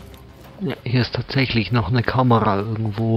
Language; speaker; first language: German; native; German